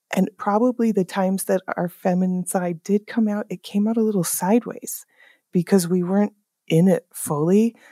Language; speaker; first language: English; native; English